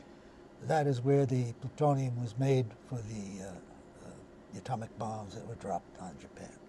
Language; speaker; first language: English; native; English